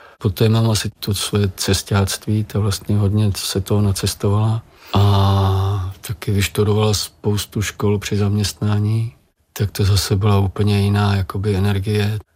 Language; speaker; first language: Czech; native; Czech